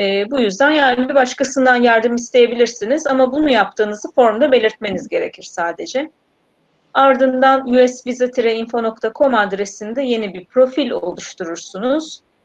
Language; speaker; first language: Turkish; native; Turkish